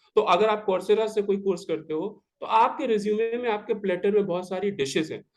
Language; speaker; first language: Hindi; native; Hindi